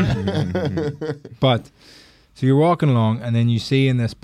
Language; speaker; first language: English; native; English